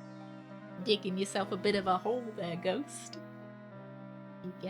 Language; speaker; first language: English; native; English